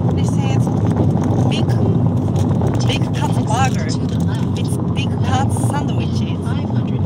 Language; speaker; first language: English; non-native, learner; Japanese